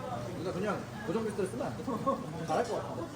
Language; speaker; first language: Korean; native; Korean